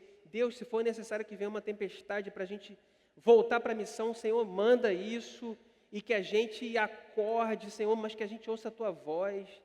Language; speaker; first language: Portuguese; native; Portuguese